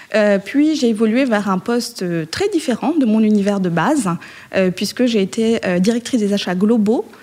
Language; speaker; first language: French; non-native, local second language; Arabic